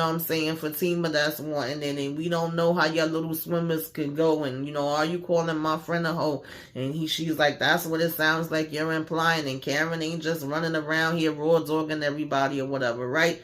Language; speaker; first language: English; native; English